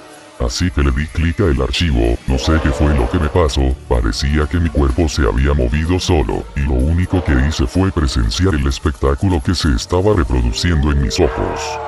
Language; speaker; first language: Spanish; native; Spanish